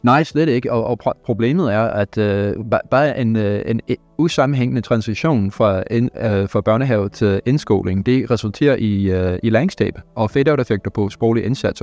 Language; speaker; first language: Danish; non-native, fluent; English